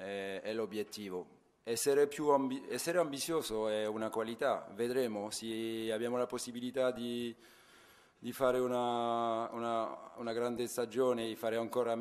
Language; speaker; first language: Italian; non-native, fluent; French